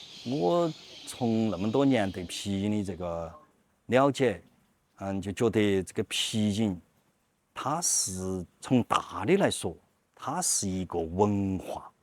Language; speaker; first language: Chinese; native; Chinese